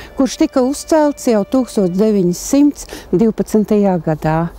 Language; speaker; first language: Latvian; native; Latvian